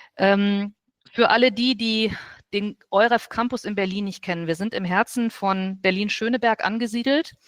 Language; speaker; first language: German; native; German